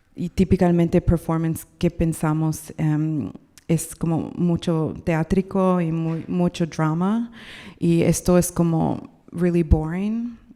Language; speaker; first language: Spanish; non-native, learner; English